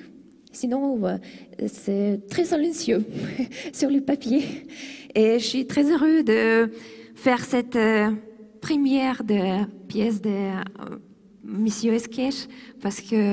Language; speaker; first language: French; non-native, fluent; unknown